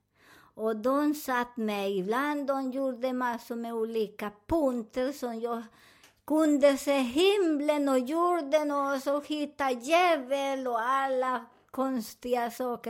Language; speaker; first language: Swedish; non-native, learner; Spanish